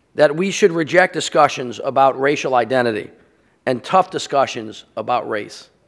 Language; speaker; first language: English; native; English